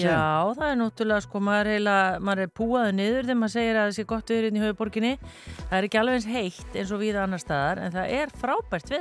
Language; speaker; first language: Icelandic; native; Icelandic